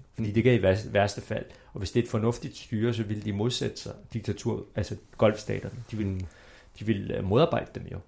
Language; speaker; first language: Danish; early bilingual, other home language; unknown